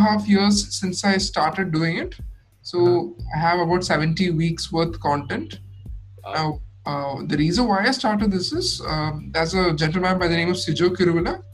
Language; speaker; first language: English; non-native, local second language; Malayalam